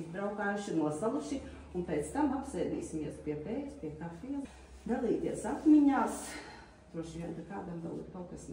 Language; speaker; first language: Latvian; native; Latvian